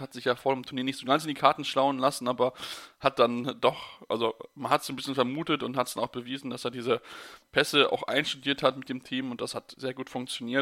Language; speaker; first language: German; native; German